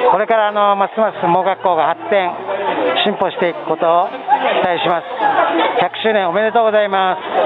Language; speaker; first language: Japanese; native; Japanese